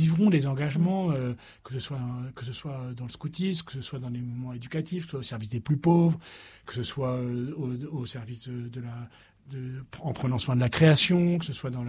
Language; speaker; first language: French; native; French